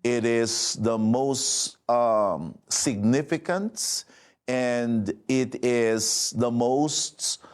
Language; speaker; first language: English; non-native, local second language; Filipino